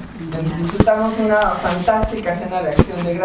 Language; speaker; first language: Spanish; native; Spanish